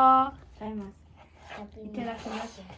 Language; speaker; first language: Japanese; early bilingual, heritage; Japanese